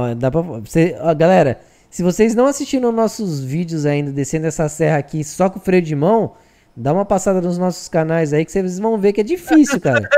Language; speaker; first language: Portuguese; native; Portuguese